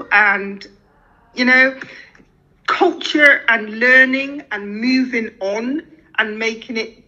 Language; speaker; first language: English; native; English